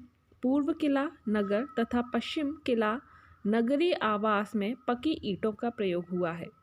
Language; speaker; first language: Hindi; native; Hindi